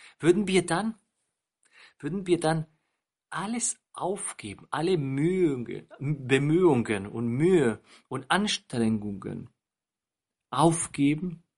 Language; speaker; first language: German; non-native, fluent; Spanish